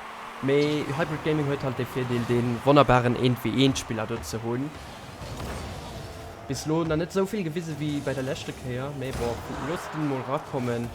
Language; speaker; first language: German; non-native, local second language; Luxembourgish